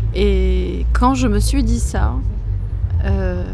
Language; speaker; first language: French; native; French